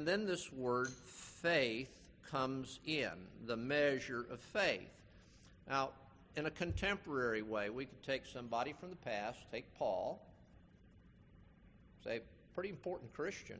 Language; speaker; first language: English; native; English